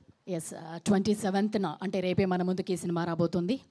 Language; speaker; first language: Telugu; native; Telugu